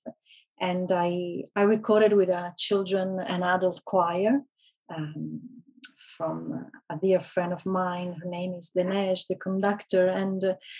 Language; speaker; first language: English; non-native, fluent; Italian